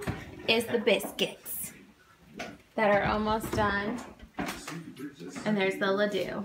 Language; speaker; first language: English; native; English